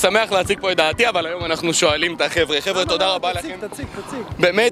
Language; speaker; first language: Hebrew; native; Hebrew